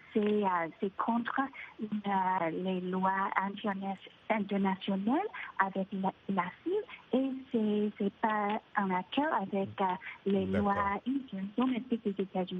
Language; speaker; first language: French; non-native, fluent; Spanish